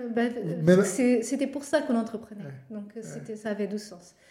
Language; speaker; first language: French; non-native, fluent; Portuguese